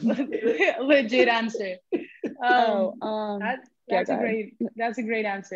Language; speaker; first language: English; non-native, fluent; Spanish